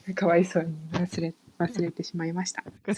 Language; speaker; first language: Japanese; non-native, fluent; Malay